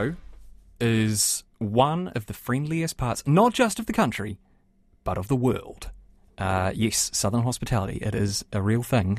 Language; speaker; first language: English; native; English